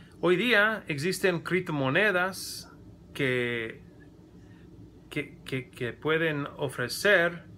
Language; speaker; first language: Spanish; non-native, learner; English